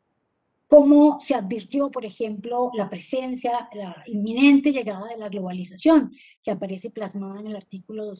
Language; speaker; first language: Spanish; native; Spanish